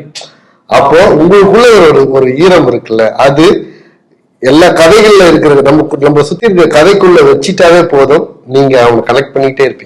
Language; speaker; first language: Tamil; native; Tamil